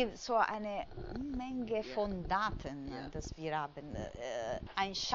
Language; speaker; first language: German; non-native, fluent; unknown